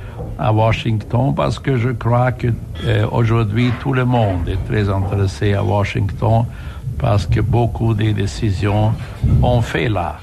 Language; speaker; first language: French; non-native, fluent; German